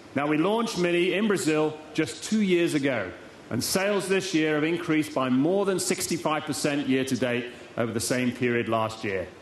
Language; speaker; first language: English; native; English